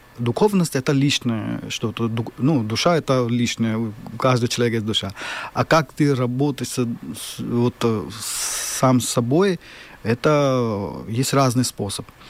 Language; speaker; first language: Russian; non-native, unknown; Hindi